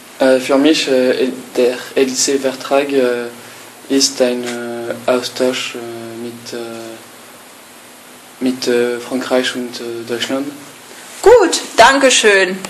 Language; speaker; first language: German; non-native, learner; French